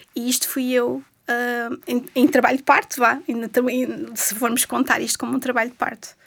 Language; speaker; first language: Portuguese; native; Portuguese